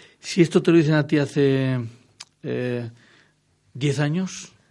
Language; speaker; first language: Spanish; native; Spanish